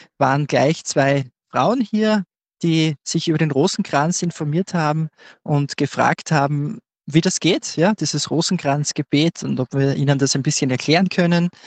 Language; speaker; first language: German; native; German